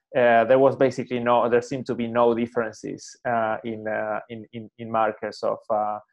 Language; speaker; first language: English; non-native, fluent; Spanish